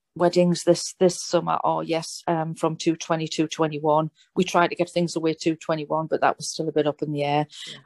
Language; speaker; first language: English; native; English